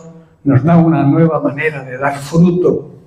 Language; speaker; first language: Spanish; native; Spanish